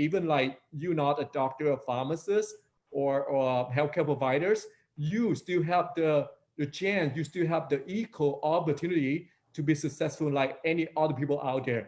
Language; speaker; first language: English; non-native, fluent; Vietnamese